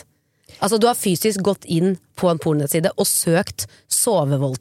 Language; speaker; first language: Norwegian; native; Norwegian